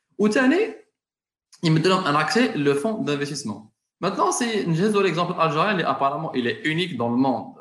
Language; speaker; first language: French; non-native, local second language; Arabic